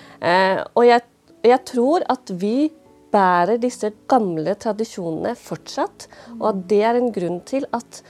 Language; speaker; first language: Norwegian; non-native, fluent; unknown